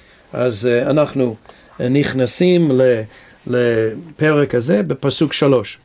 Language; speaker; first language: Hebrew; non-native, fluent; English